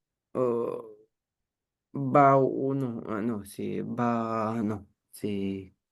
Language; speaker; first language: French; non-native, learner; Romanian